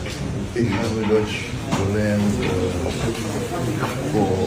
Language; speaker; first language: German; non-native, fluent; Indonesian